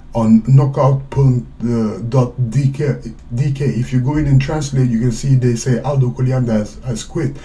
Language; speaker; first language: English; non-native, fluent; Swedish